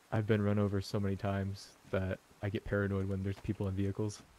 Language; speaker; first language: English; native; English